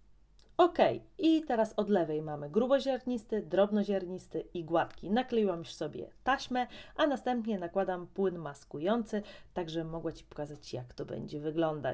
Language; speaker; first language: Polish; native; Polish